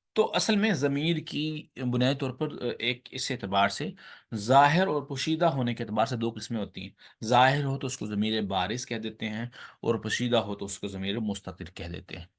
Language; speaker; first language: Urdu; native; Urdu